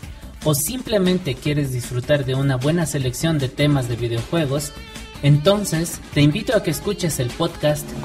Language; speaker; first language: Spanish; native; Spanish